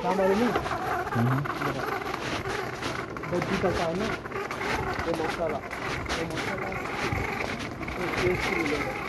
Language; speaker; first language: Hindi; non-native, local second language; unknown